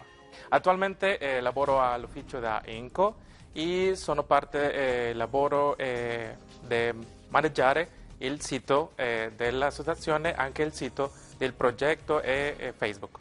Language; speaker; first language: Italian; non-native, learner; Spanish